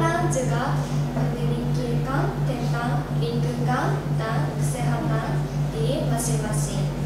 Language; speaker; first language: Indonesian; non-native, learner; Japanese